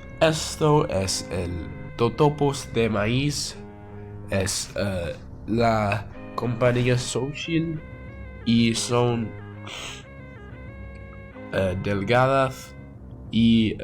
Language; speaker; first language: Spanish; non-native, learner; English